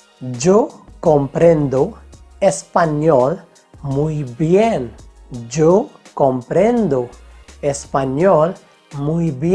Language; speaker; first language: Spanish; non-native, fluent; Hindi